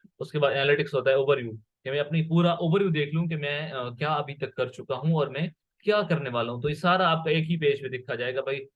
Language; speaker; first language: Urdu; non-native, local second language; Sindhi